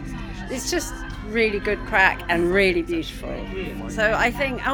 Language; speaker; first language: English; native; English